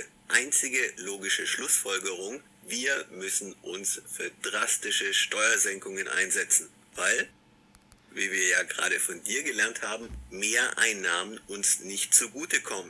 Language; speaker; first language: German; native; German